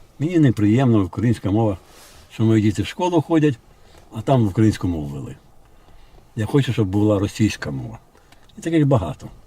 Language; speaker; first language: Ukrainian; non-native, local second language; Russian